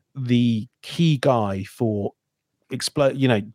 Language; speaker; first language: English; native; English